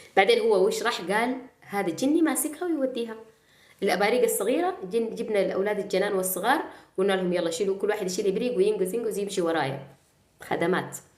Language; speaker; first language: Arabic; native; Arabic